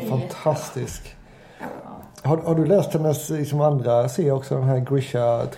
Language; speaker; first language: Swedish; native; Swedish